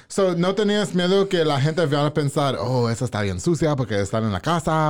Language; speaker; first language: Spanish; non-native, learner; English